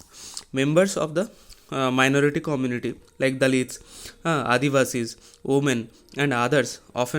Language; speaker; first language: English; non-native, local second language; Hindi